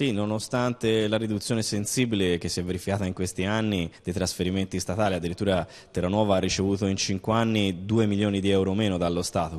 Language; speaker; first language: Italian; native; Italian